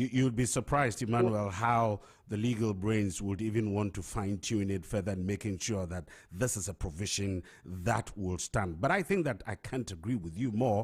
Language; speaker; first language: English; non-native, local second language; Akan